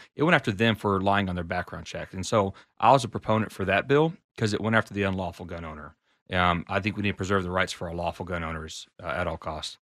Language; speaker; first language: English; native; English